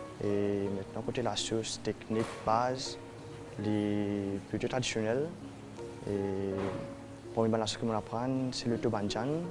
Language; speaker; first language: French; non-native, local second language; Morisyen